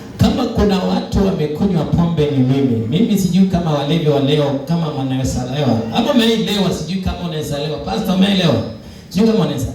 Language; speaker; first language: Swahili; non-native, local second language; Luyia